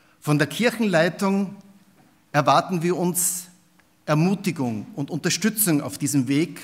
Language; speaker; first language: German; native; German